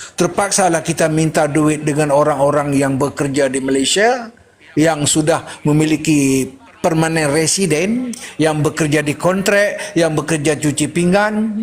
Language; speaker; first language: Malay; non-native, local second language; Achinese